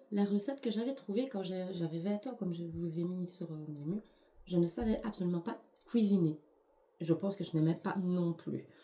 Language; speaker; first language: French; native; French